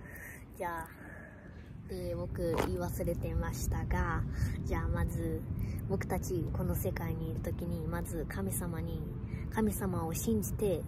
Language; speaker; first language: Japanese; early bilingual, other home language; Portuguese